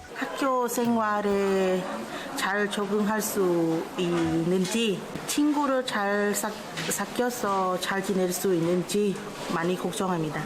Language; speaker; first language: Korean; non-native, fluent; Khmer